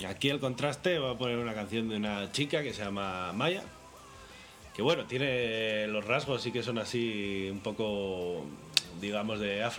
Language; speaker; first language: Spanish; native; Spanish